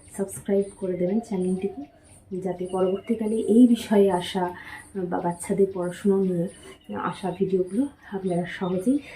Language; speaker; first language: Bangla; native; Bangla